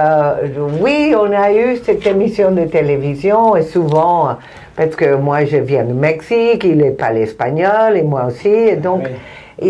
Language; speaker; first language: French; non-native, fluent; Spanish